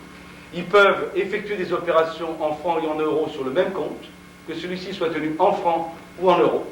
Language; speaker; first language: French; native; French